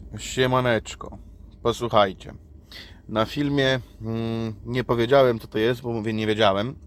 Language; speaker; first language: Polish; native; Polish